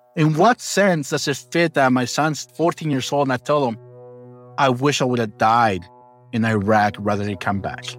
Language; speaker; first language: English; early bilingual, other home language; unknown